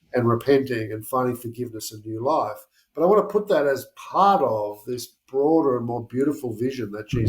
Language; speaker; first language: English; native; English